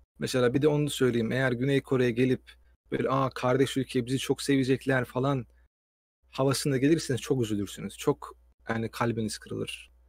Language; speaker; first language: Turkish; native; Turkish